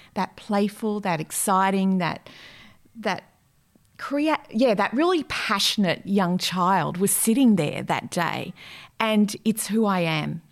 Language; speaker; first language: English; native; English